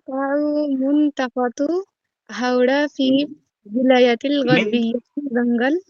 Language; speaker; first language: Arabic; non-native, learner; Bangla